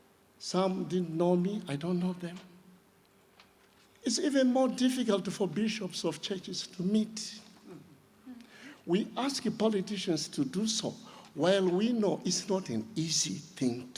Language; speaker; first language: English; non-native, local second language; Shona